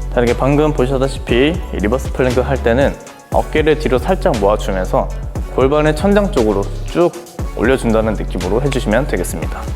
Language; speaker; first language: Korean; native; Korean